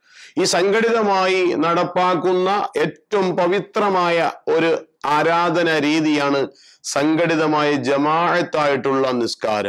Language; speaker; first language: Malayalam; native; Malayalam